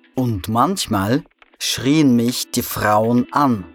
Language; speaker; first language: German; non-native, fluent; Russian